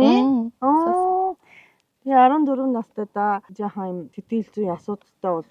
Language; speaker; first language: Mongolian; native; Mongolian